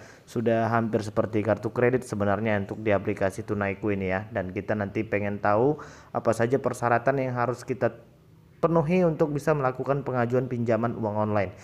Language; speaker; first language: Indonesian; native; Indonesian